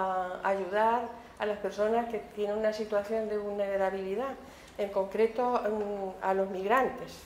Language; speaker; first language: Spanish; native; Spanish